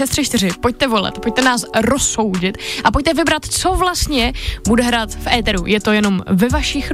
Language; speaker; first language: Czech; native; Czech